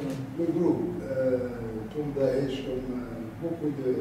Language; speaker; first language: French; non-native, learner; Arabic